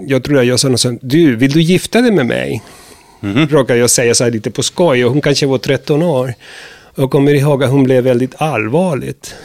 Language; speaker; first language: Swedish; non-native, fluent; Spanish